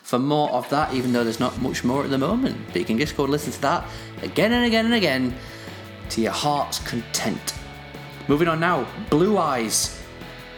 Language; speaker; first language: English; native; English